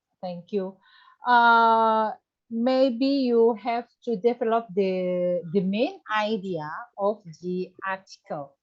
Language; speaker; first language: English; non-native, fluent; Indonesian